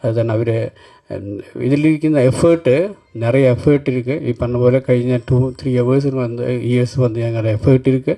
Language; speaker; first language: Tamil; non-native, learner; Malayalam